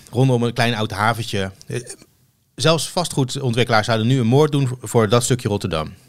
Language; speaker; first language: Dutch; native; Dutch